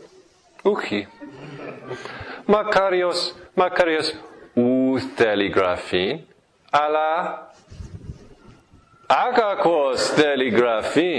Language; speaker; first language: Greek; non-native, fluent; English